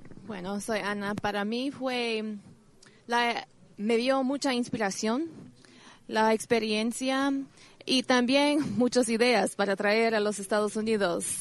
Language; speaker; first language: Spanish; non-native, learner; English